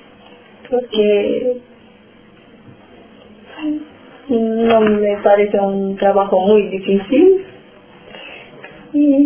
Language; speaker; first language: Spanish; non-native, learner; Romanian